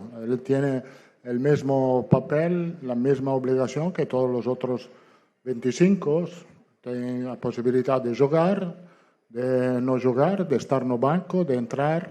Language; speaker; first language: Portuguese; non-native, learner; Italian